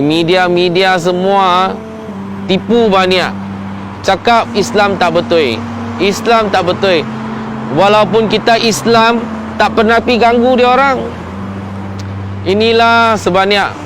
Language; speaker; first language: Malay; non-native, local second language; Chinese